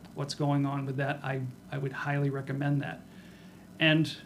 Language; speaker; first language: English; native; English